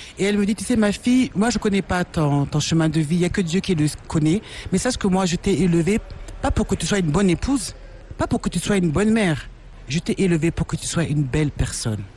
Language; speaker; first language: French; non-native, local second language; Lingala